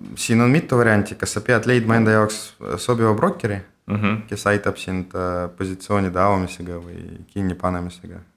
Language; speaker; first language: Estonian; non-native, local second language; Russian